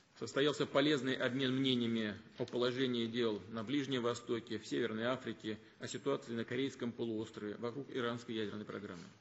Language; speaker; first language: Russian; native; Russian